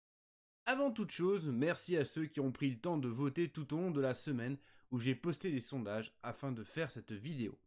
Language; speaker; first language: French; native; French